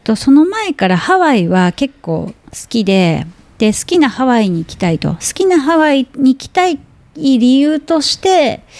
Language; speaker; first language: Japanese; native; Japanese